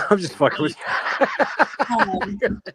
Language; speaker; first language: English; native; English